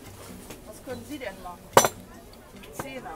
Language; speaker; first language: German; native; German